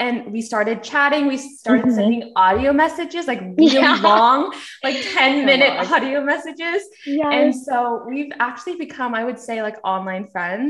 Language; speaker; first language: English; early bilingual, other home language; Korean